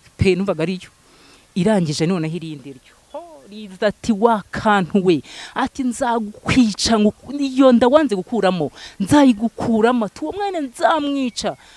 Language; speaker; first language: Kinyarwanda; native; Kinyarwanda